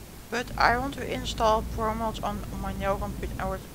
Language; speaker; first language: English; non-native, learner; Dutch